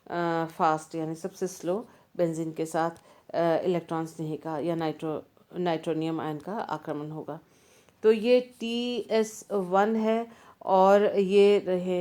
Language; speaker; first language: Hindi; native; Hindi